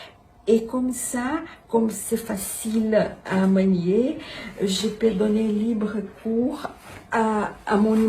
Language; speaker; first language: French; non-native, fluent; Portuguese